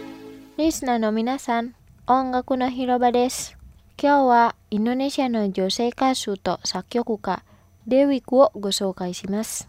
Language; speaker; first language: Japanese; non-native, fluent; Indonesian